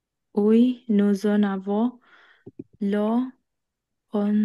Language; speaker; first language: French; non-native, learner; Bangla